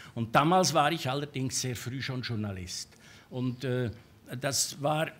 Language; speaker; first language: German; native; German